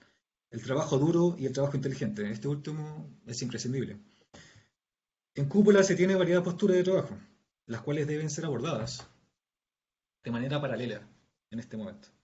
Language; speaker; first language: Spanish; native; Spanish